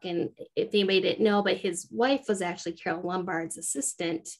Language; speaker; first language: English; native; English